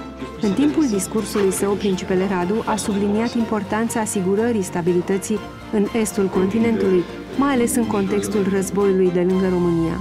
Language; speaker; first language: Romanian; native; Romanian